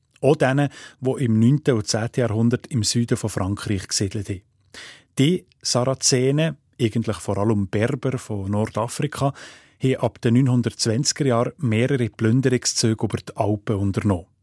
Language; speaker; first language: German; native; German